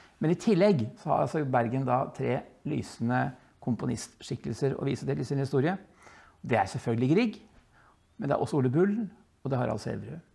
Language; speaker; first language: Norwegian; early bilingual, other home language; Dutch